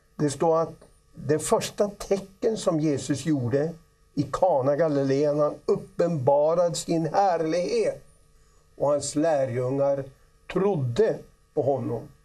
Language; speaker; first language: Swedish; native; Swedish